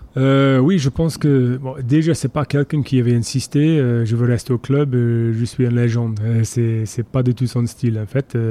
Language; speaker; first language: French; non-native, fluent; English